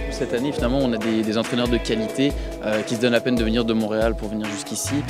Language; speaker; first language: French; native; French